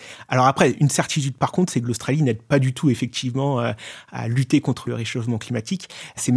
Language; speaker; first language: French; native; French